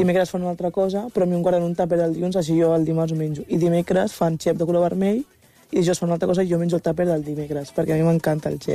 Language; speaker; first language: Catalan; early bilingual, other home language; Wolof